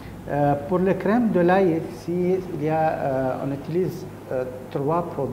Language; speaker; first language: French; non-native, learner; Arabic